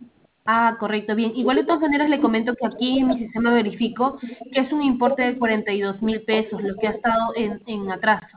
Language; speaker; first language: Spanish; native; Spanish